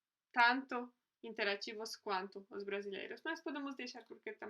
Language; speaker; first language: Portuguese; non-native, fluent; Polish